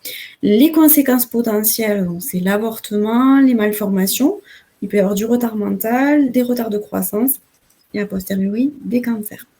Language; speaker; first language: French; native; French